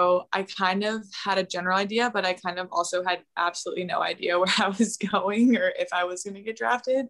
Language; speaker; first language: English; native; English